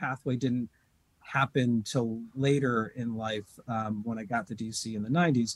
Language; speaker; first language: English; native; English